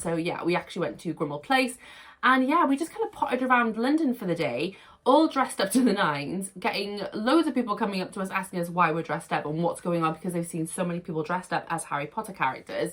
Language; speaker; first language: English; native; English